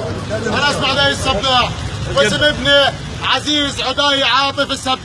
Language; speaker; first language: Arabic; native; Arabic